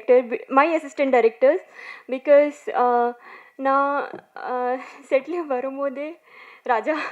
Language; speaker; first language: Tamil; non-native, learner; Bangla